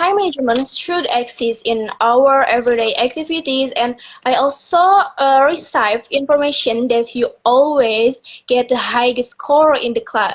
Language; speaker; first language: English; non-native, learner; Indonesian